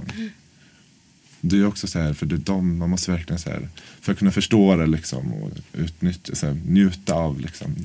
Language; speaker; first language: Swedish; native; Swedish